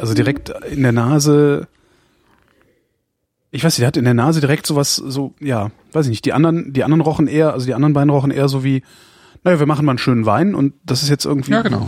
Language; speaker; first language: German; native; German